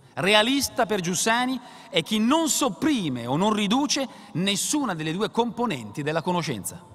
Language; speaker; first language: Italian; native; Italian